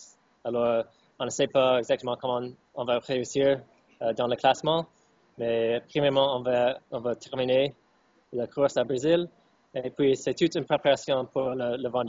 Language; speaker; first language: French; non-native, fluent; English